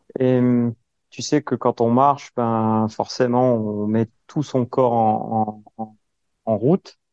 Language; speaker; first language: French; native; French